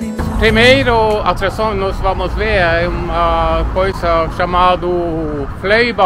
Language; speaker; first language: Portuguese; non-native, learner; Norwegian